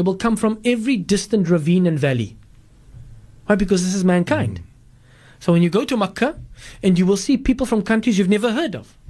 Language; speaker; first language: English; native; English